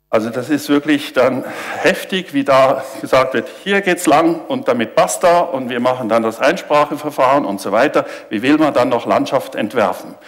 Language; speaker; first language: German; native; German